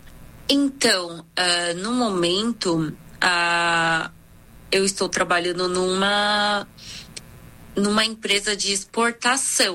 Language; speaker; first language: Portuguese; early bilingual, other home language; Korean